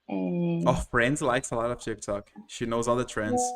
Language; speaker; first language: English; non-native, fluent; Portuguese